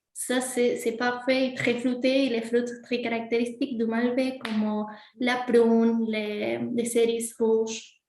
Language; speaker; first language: French; non-native, fluent; Spanish